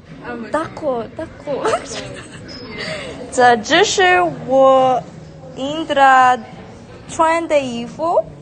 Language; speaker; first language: Chinese; non-native, learner; Mongolian